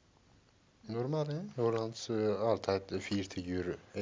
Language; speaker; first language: Dutch; non-native, learner; Turkish